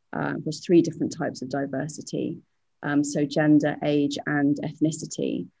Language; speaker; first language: English; native; English